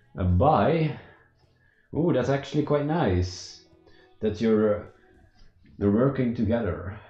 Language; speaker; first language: English; non-native, fluent; Dutch